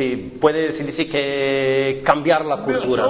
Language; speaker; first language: Spanish; non-native, fluent; Arabic